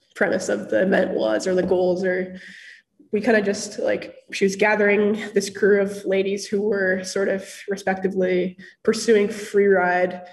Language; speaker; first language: English; native; English